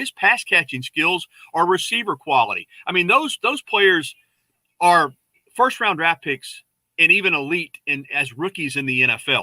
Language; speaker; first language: English; native; English